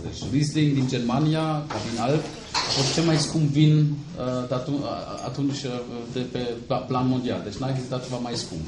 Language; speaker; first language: Romanian; non-native, fluent; German